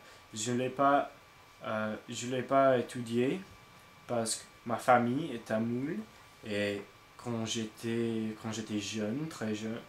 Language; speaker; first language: French; non-native, learner; English